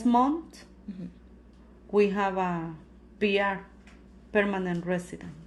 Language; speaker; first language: English; non-native, learner; Spanish